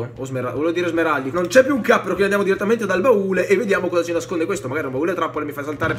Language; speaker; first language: Italian; native; Italian